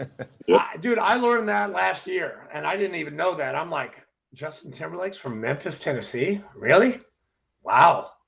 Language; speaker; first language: English; native; English